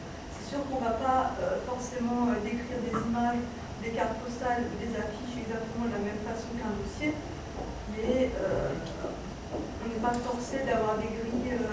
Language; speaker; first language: French; native; French